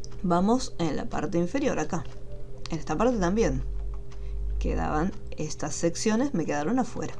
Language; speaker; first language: Spanish; native; Spanish